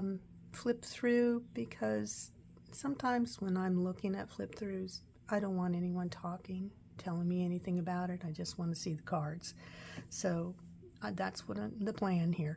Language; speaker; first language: English; native; English